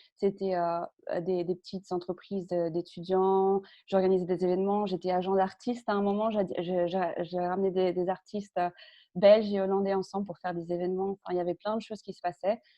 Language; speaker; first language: French; early bilingual, other home language; Spanish